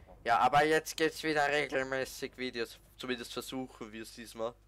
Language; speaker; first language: German; native; German